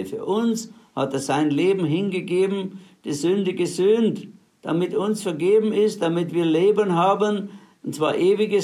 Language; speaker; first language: German; native; German